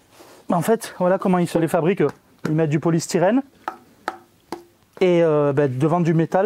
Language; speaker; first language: French; native; French